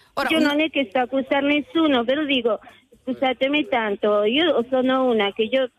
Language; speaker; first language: Italian; non-native, learner; Spanish